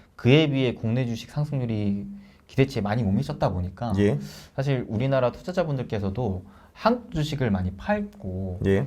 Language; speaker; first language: Korean; native; Korean